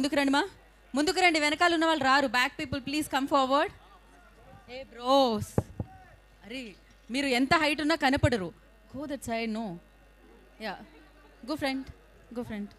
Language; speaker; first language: Telugu; native; Telugu